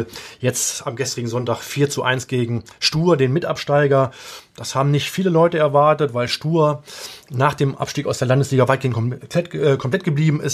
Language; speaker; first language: German; native; German